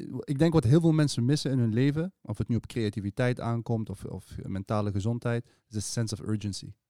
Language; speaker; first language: Dutch; early bilingual, other home language; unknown